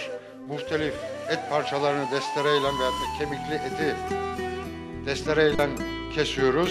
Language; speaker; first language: Turkish; native; Turkish